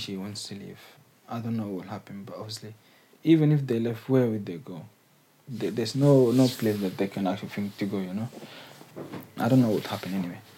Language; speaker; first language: English; non-native, fluent; Arabic